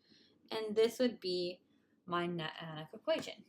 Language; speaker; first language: English; native; English